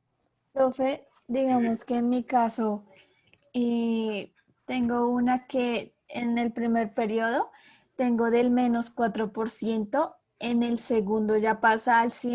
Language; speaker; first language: Spanish; native; Spanish